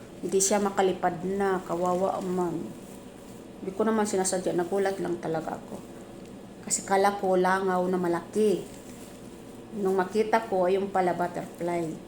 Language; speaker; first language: Filipino; non-native, local second language; Bikol